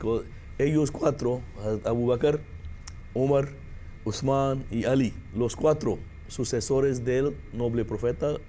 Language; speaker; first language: Spanish; non-native, fluent; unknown